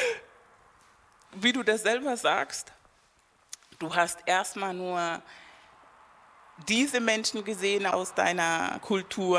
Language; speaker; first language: German; non-native, fluent; Spanish